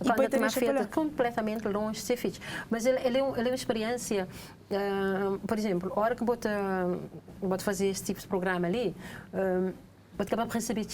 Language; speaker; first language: Portuguese; non-native, local second language; Kabuverdianu